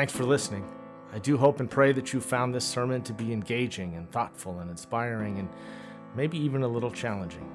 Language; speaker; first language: English; native; English